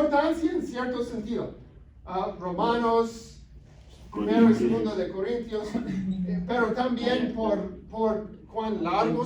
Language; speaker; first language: Spanish; non-native, fluent; English